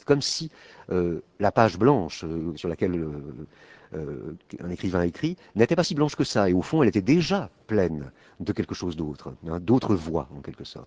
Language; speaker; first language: French; native; French